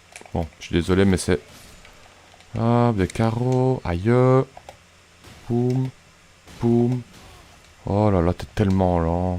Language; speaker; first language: French; native; French